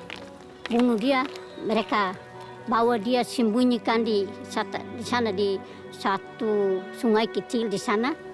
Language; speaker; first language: Indonesian; non-native, local second language; Tetum